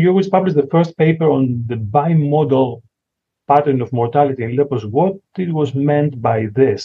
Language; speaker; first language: English; non-native, fluent; Greek